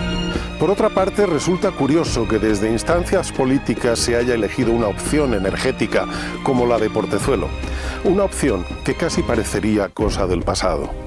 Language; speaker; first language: Spanish; native; Spanish